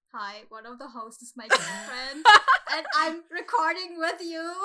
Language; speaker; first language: English; non-native, fluent; German